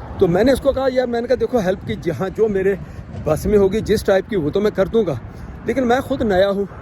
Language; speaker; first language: Urdu; native; Urdu